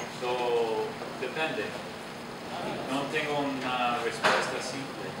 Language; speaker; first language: Spanish; non-native, learner; English